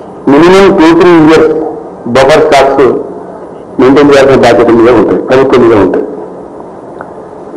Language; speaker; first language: Telugu; native; Telugu